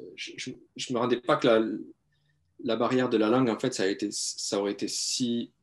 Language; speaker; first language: French; native; French